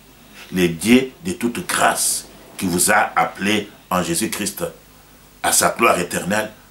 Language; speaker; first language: French; non-native, local second language; Lingala